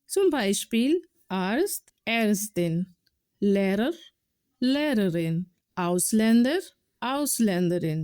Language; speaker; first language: German; non-native, fluent; Urdu